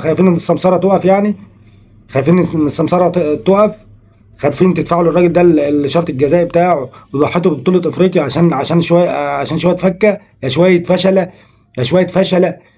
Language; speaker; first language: Arabic; native; Arabic